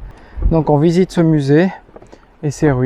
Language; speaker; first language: French; native; French